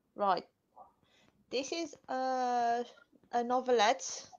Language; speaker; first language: English; non-native, fluent; Romanian